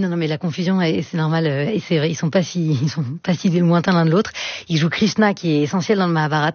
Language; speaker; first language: French; native; French